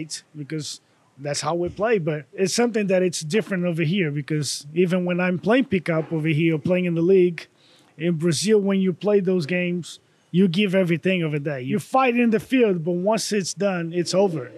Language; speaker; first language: English; non-native, fluent; Portuguese